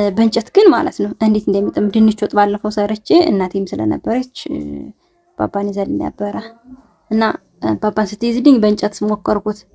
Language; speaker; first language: Amharic; native; Amharic